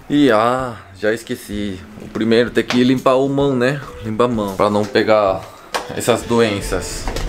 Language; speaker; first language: Portuguese; non-native, learner; Korean